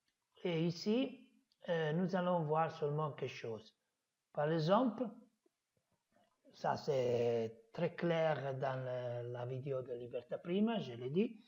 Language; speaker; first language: French; non-native, fluent; Italian